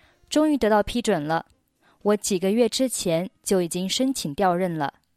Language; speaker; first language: Chinese; native; Chinese